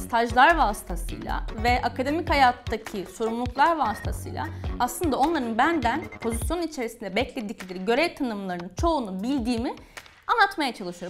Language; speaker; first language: Turkish; native; Turkish